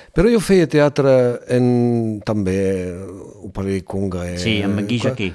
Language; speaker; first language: Catalan; non-native, local second language; French